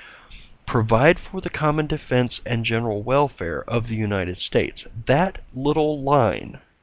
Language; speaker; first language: English; native; English